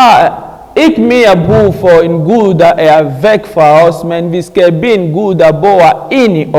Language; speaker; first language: Danish; non-native, learner; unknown